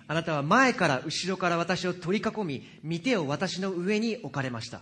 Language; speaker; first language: Japanese; native; Japanese